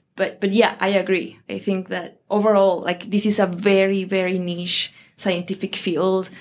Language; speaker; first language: English; non-native, fluent; Spanish